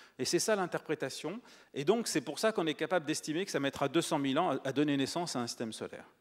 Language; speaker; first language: French; native; French